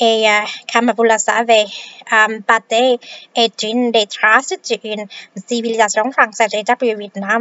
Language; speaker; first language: French; non-native, fluent; Vietnamese